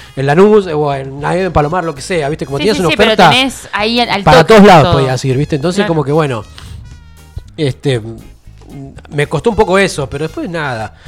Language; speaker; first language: Spanish; native; Spanish